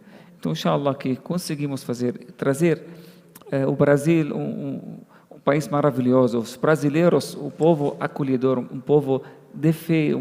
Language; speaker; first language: Portuguese; non-native, fluent; Arabic